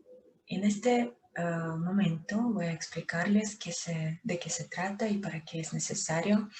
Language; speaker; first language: Spanish; non-native, fluent; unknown